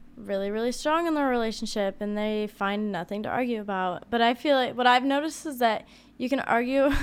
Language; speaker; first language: English; native; English